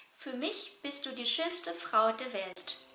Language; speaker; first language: German; non-native, fluent; Vietnamese